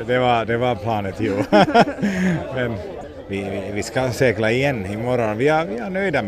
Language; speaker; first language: Swedish; non-native, local second language; Finnish